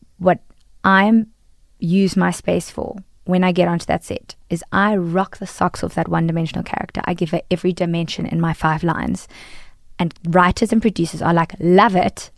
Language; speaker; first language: English; native; English